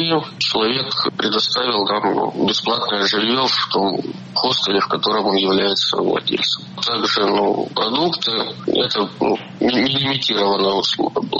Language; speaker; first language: Russian; native; Russian